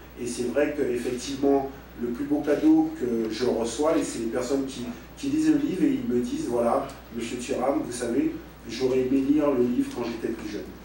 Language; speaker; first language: French; native; French